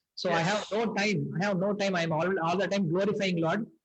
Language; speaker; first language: English; non-native, local second language; Tamil